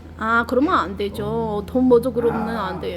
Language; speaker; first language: Korean; non-native, local second language; Chinese